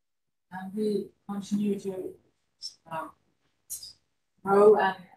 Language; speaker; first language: English; non-native, fluent; Finnish